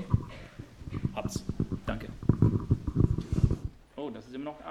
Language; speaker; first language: German; non-native, fluent; English